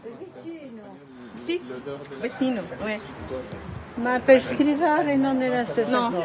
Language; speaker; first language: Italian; non-native, learner; French